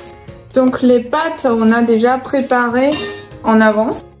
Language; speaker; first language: French; non-native, fluent; Chinese